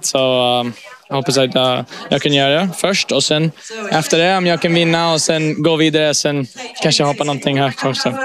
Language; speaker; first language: Swedish; early bilingual, heritage; English